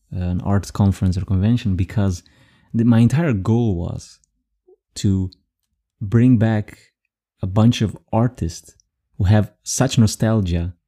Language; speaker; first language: English; non-native, fluent; Dutch